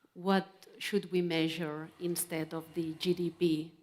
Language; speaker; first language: English; non-native, fluent; Catalan